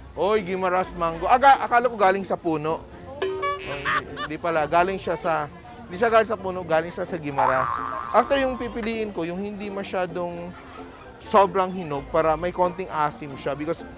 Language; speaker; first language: Filipino; non-native, local second language; Cebuano